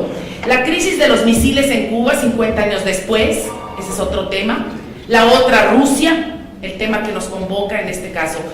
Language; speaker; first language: Spanish; native; Spanish